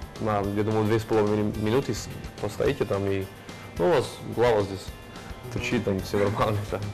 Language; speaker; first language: Russian; non-native, learner; Slovak